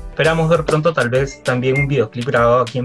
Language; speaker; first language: Spanish; native; Spanish